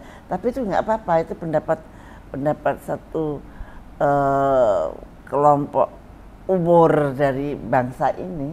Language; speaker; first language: Indonesian; native; Indonesian